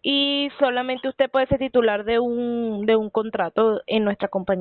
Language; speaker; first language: Spanish; native; Spanish